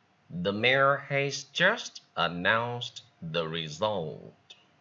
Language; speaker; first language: English; non-native, fluent; Vietnamese